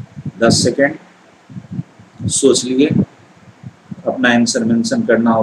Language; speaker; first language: Hindi; native; Hindi